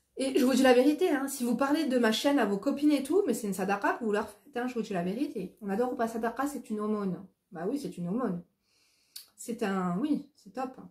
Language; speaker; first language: French; native; French